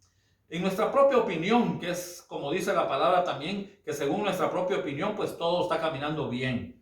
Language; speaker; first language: Spanish; native; Spanish